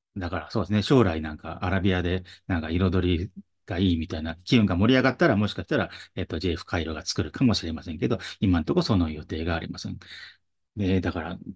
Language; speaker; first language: Japanese; native; Japanese